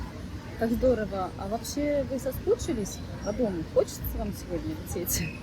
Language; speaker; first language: Russian; native; Russian